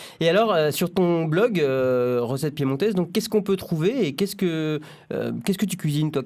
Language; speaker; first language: French; native; French